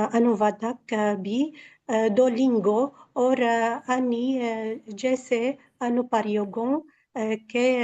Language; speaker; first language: Hindi; non-native, learner; Arabic